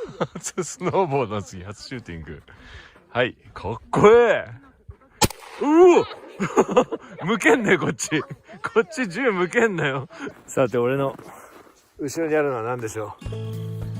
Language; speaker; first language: Japanese; native; Japanese